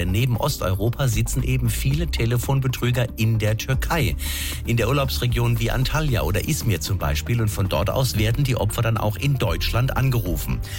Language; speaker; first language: German; native; German